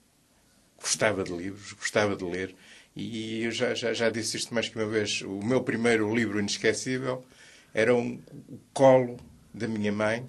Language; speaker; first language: Portuguese; native; Portuguese